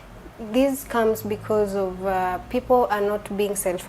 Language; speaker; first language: English; non-native, local second language; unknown